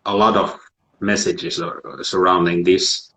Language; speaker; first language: English; non-native, fluent; Finnish